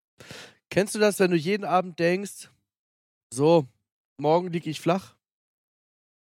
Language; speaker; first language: German; native; German